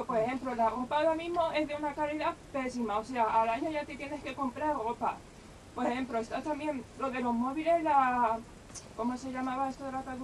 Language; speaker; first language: Spanish; native; Spanish